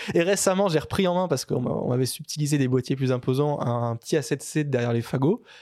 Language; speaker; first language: French; native; French